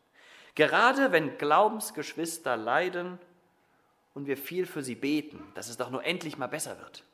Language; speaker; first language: German; native; German